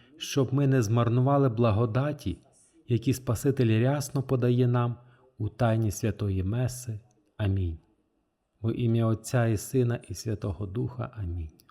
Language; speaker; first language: Ukrainian; non-native, fluent; French